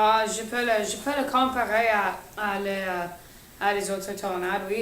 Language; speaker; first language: French; non-native, learner; English